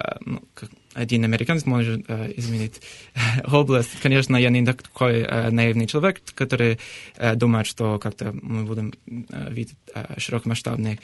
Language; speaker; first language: Russian; non-native, fluent; English